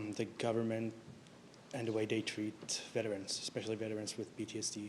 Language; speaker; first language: English; non-native, fluent; Hebrew